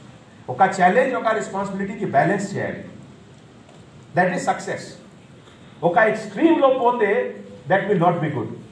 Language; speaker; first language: Telugu; non-native, fluent; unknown